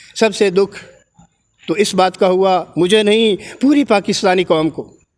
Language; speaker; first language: Urdu; non-native, local second language; Punjabi